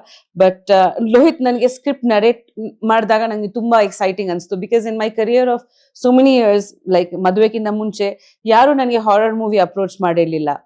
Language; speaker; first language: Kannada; non-native, fluent; Bangla